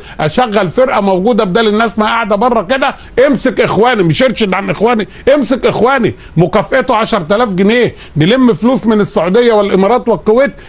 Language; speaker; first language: Arabic; native; Arabic